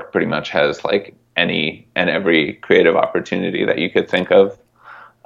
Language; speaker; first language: English; native; English